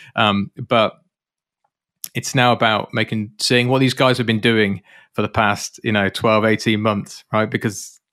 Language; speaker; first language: English; native; English